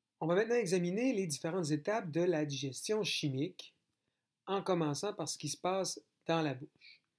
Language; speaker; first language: French; native; French